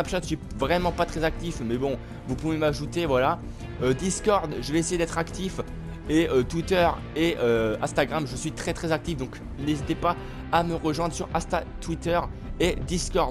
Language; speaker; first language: French; native; French